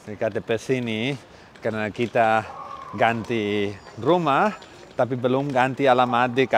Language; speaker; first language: Indonesian; non-native, learner; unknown